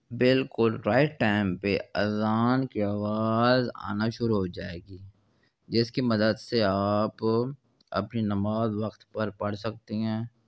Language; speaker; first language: Urdu; non-native, local second language; Punjabi